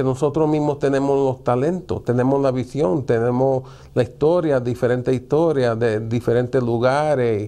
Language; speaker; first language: Spanish; early bilingual, heritage; Spanish